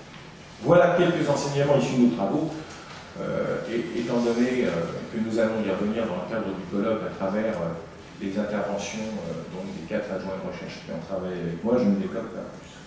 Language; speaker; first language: French; native; French